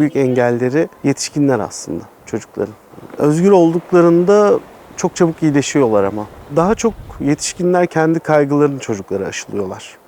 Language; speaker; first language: Turkish; native; Turkish